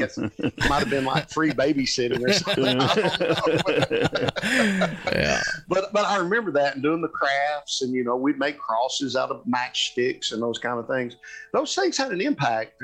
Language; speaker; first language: English; native; English